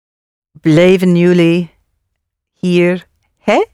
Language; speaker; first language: Dutch; non-native, learner; English